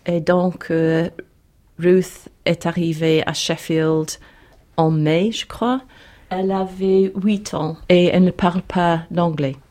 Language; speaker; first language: French; non-native, learner; English